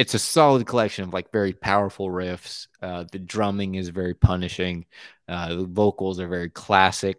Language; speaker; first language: English; native; English